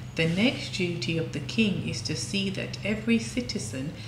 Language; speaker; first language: English; native; English